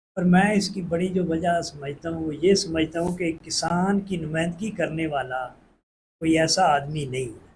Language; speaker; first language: Urdu; non-native, local second language; Saraiki